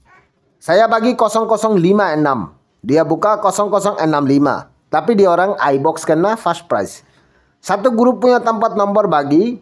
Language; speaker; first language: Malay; non-native, learner; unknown